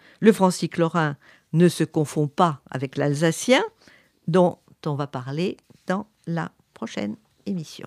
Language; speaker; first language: French; native; French